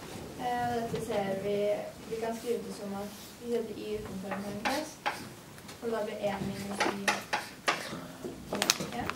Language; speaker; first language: Norwegian; native; Norwegian